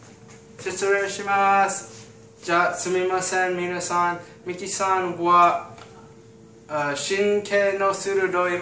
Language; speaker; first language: Japanese; non-native, learner; English